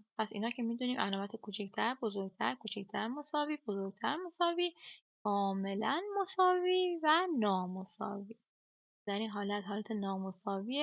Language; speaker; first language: Persian; native; Persian